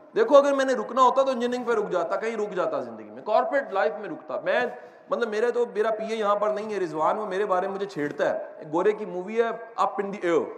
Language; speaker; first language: Urdu; non-native, local second language; Punjabi